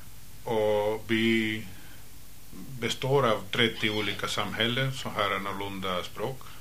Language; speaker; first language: Swedish; non-native, fluent; Spanish